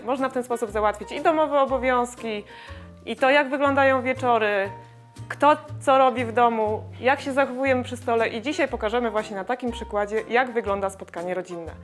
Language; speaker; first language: Polish; native; Polish